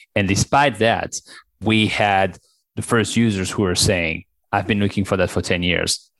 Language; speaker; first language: English; non-native, fluent; French